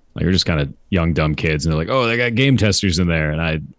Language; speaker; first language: English; native; English